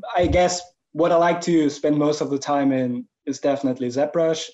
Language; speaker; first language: English; non-native, fluent; German